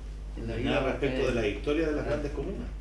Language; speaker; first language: Spanish; native; Spanish